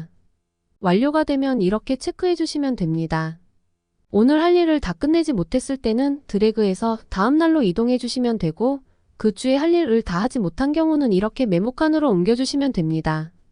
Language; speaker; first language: Korean; native; Korean